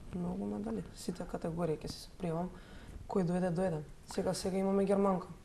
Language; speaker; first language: Macedonian; native; Macedonian